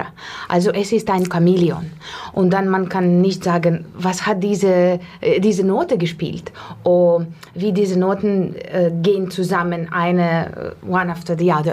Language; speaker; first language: German; non-native, learner; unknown